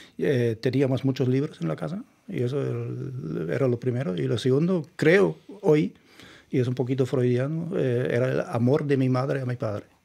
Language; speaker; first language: Spanish; non-native, fluent; German